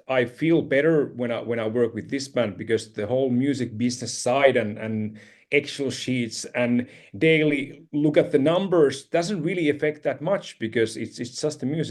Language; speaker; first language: English; non-native, fluent; Finnish